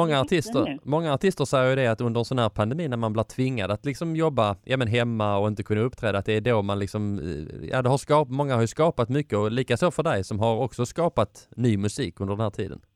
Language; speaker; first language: Swedish; native; Swedish